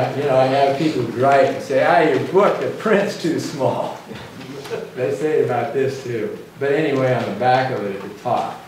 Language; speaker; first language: English; native; English